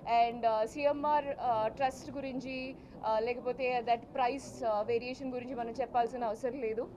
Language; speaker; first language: Telugu; native; Telugu